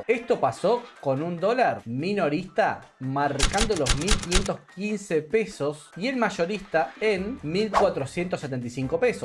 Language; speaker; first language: Spanish; native; Spanish